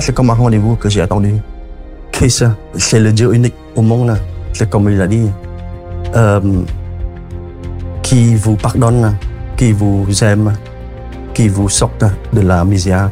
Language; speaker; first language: French; non-native, fluent; Khmer